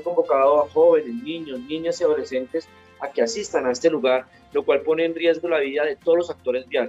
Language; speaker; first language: Spanish; native; Spanish